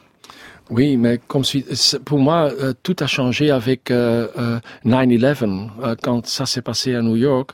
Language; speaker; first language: French; non-native, learner; Dutch